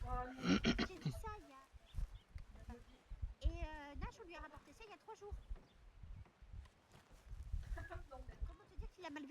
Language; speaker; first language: French; native; French